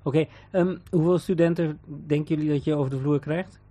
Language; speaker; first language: Dutch; native; Dutch